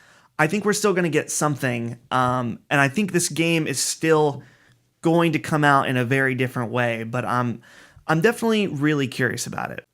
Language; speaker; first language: English; native; English